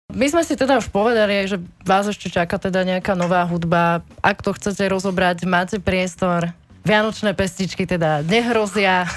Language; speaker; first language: Slovak; native; Slovak